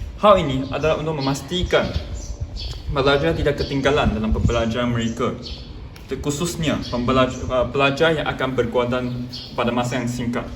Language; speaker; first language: Malay; non-native, local second language; Chinese